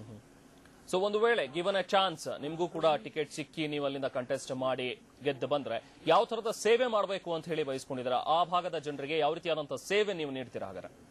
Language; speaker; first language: Kannada; native; Kannada